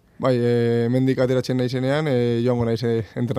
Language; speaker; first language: Basque; non-native, local second language; Spanish